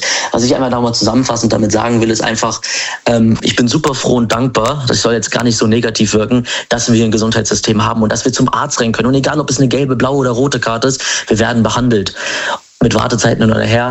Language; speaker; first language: German; native; German